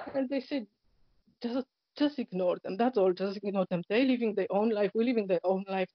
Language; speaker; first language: English; non-native, learner; Polish